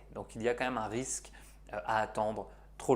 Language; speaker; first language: French; native; French